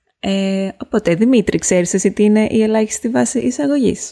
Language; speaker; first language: Greek; native; Greek